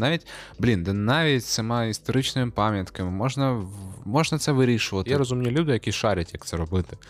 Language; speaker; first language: Ukrainian; non-native, local second language; Russian